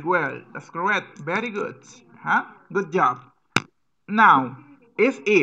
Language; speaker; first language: English; non-native, fluent; Spanish